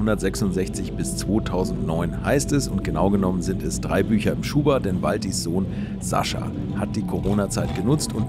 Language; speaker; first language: German; native; German